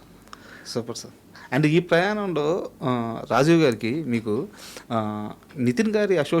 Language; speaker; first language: Telugu; native; Telugu